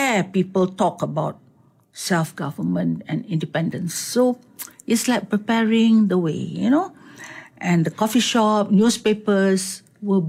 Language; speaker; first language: English; non-native, local second language; Malay